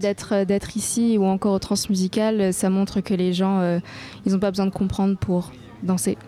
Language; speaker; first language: French; non-native, fluent; Greek